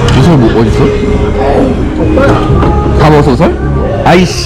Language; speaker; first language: Korean; native; Korean